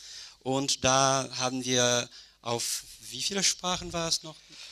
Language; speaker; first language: German; non-native, fluent; English